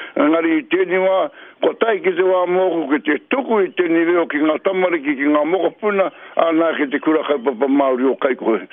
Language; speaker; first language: Māori; native; Māori